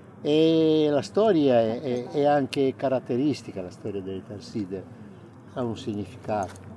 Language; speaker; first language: Italian; native; Italian